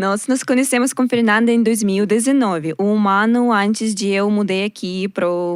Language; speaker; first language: Portuguese; non-native, learner; Russian